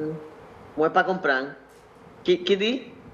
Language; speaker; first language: Haitian Creole; non-native, learner; Spanish